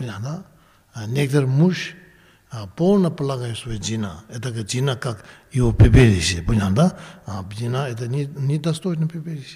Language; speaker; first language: Russian; non-native, learner; Tibetan